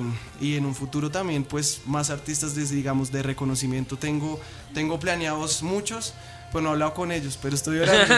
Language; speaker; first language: Spanish; native; Spanish